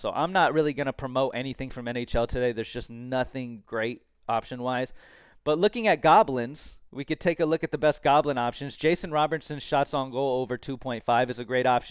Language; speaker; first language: English; native; English